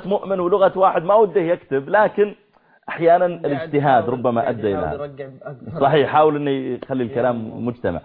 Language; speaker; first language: Arabic; native; Arabic